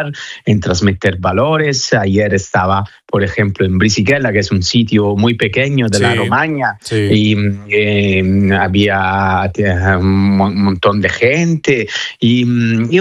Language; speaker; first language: Spanish; non-native, fluent; Italian